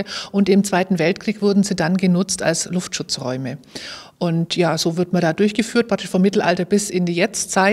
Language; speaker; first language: German; native; German